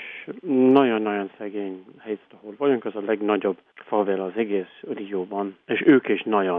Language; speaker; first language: Hungarian; non-native, learner; English